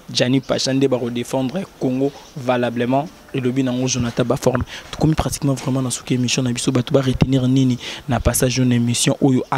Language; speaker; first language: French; non-native, local second language; Lingala